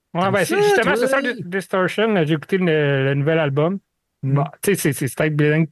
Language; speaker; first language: French; native; French